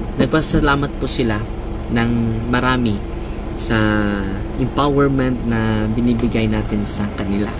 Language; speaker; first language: Filipino; non-native, local second language; Cebuano